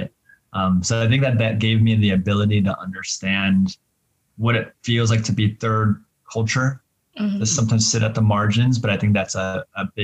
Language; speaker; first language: English; native; English